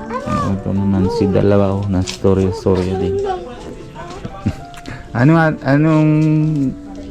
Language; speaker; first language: Filipino; non-native, learner; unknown